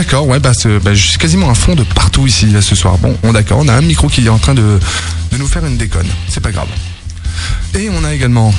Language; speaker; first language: French; native; French